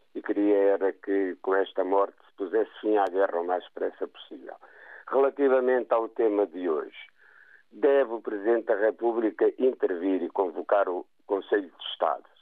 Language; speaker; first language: Portuguese; native; Portuguese